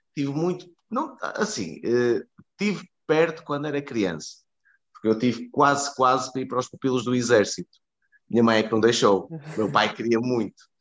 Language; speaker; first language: Portuguese; native; Portuguese